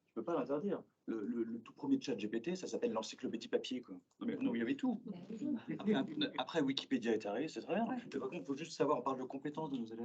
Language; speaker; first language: French; native; French